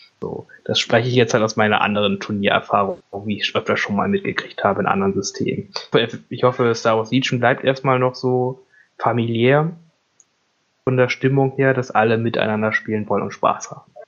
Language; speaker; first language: German; native; German